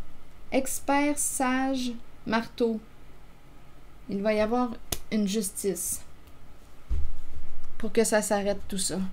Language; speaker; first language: French; native; French